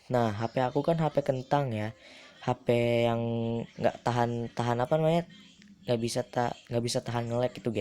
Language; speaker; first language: Indonesian; native; Indonesian